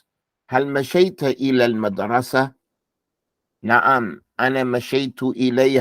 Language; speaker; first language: Arabic; non-native, fluent; English